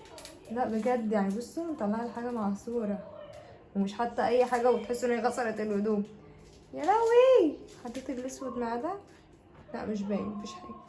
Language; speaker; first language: Arabic; native; Arabic